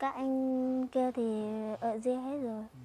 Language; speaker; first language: Vietnamese; non-native, local second language; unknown